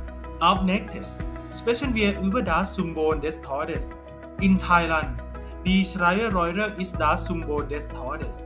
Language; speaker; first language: German; non-native, learner; Thai